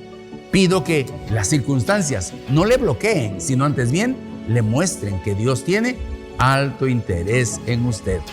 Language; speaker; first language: Spanish; native; Spanish